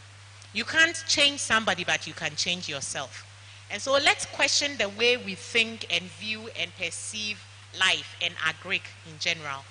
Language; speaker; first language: English; non-native, local second language; Akan